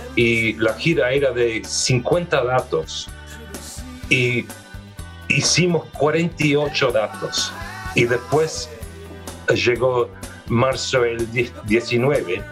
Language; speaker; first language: Spanish; early bilingual, other home language; English